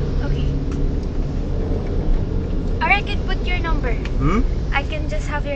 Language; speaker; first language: English; non-native, local second language; Filipino